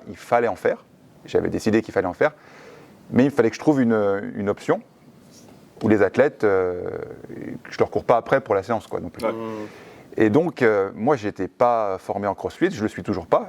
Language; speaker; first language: French; native; French